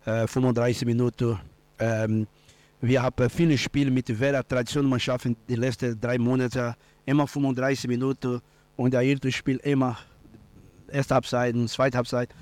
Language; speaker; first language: German; non-native, learner; Portuguese